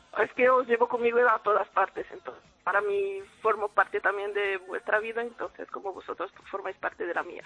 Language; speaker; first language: Spanish; non-native, fluent; Arabic